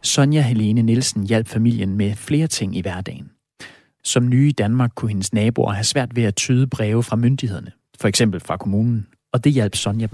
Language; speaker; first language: Danish; native; Danish